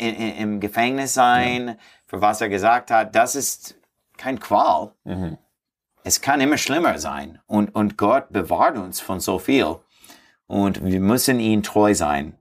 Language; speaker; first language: German; non-native, learner; English